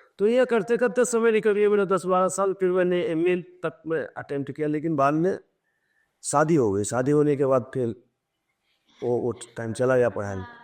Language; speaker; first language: Hindi; native; Hindi